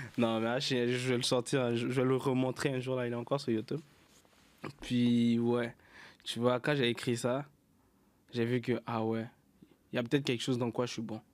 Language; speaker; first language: French; native; French